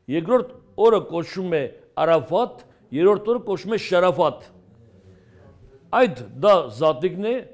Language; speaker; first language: Armenian; non-native, local second language; Kurdish